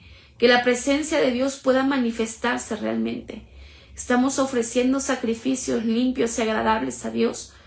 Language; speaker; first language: Spanish; native; Spanish